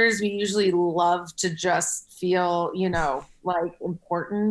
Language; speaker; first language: English; native; English